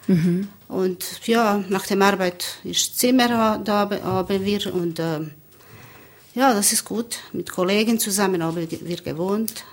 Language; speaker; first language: German; non-native, learner; Bosnian